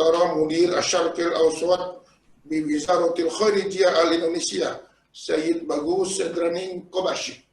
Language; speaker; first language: Arabic; non-native, fluent; Indonesian